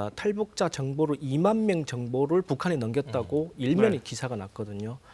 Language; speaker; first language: Korean; native; Korean